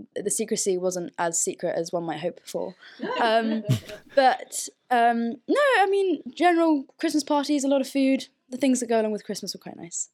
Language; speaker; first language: English; early bilingual, other home language; German